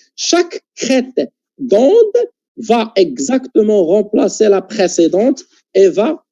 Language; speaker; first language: French; non-native, local second language; Arabic